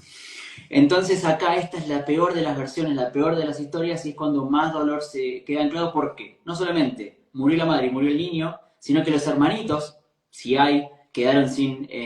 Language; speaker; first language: Spanish; native; Spanish